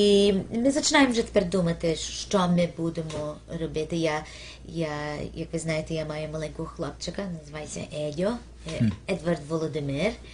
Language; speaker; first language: Ukrainian; early bilingual, heritage; Ukrainian